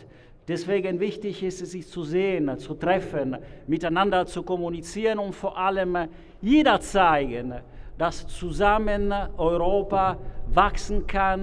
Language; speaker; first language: German; non-native, fluent; Italian